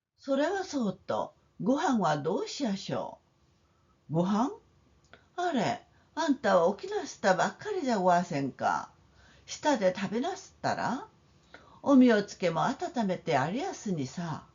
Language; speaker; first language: Japanese; non-native, fluent; Korean